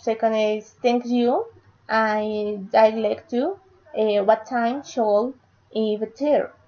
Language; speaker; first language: English; non-native, learner; Spanish